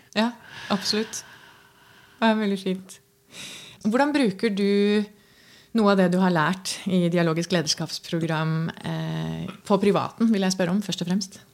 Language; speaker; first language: Norwegian; native; Norwegian